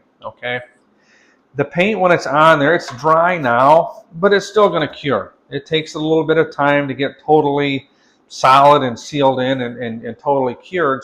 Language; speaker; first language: English; native; English